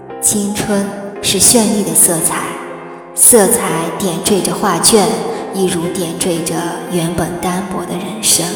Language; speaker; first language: Chinese; native; Chinese